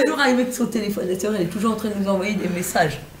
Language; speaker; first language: French; native; French